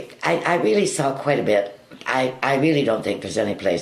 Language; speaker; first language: English; native; English